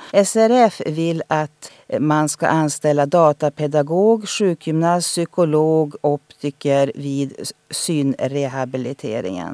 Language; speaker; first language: Swedish; native; Swedish